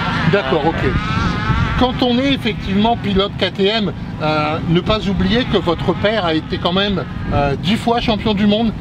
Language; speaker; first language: French; native; French